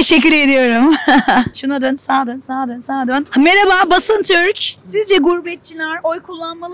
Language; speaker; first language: Turkish; native; Turkish